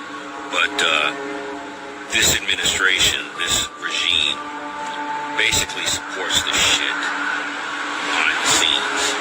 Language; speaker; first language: English; native; English